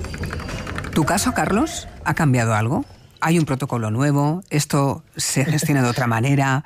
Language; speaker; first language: Spanish; native; Spanish